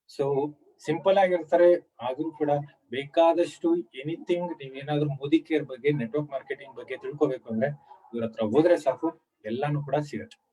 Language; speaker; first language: Kannada; native; Kannada